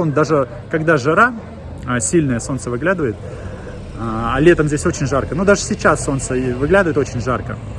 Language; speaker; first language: Russian; native; Russian